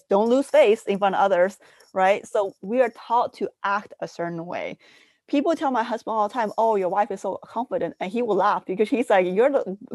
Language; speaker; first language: English; early bilingual, other home language; Chinese